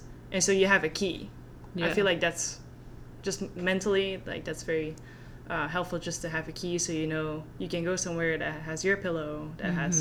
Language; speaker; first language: English; non-native, fluent; Dutch